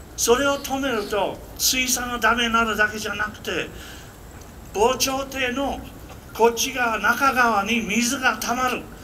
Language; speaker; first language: Japanese; non-native, fluent; English